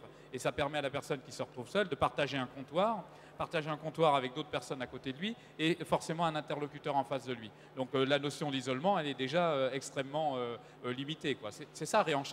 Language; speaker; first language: French; native; French